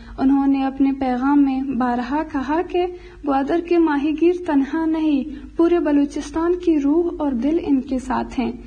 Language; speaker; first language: Urdu; non-native, local second language; Baluchi